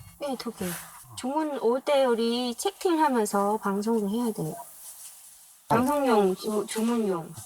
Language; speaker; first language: Korean; non-native, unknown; Vietnamese